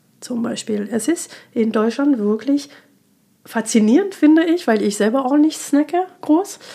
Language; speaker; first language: German; non-native, fluent; French